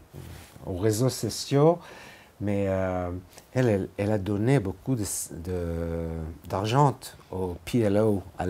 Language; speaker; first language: French; non-native, fluent; Hebrew